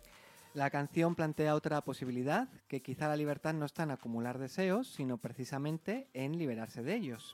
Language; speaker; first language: Spanish; native; Spanish